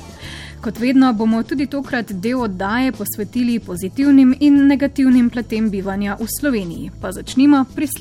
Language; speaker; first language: Slovenian; native; Slovenian